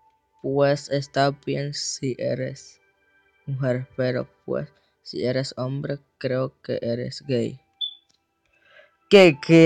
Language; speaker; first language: Spanish; native; Spanish